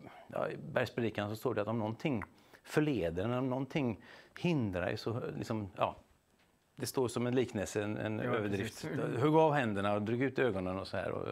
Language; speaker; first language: Swedish; native; Swedish